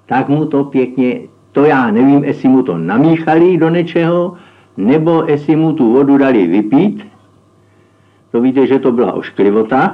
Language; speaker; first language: Czech; native; Czech